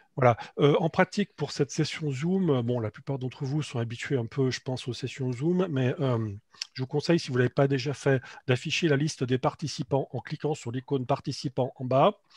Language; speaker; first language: French; native; French